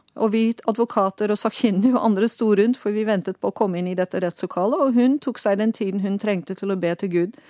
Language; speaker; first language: Norwegian; non-native, fluent; Dutch